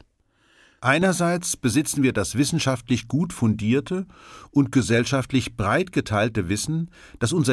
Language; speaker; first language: German; native; German